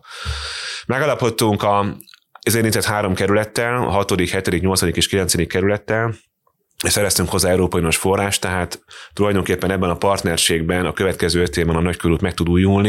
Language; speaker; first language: Hungarian; native; Hungarian